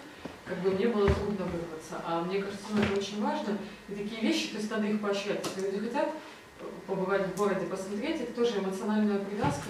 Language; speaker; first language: Russian; native; Russian